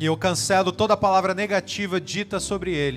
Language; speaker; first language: Portuguese; native; Portuguese